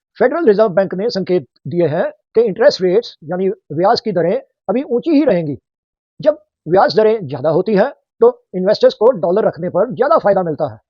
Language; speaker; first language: Hindi; native; Hindi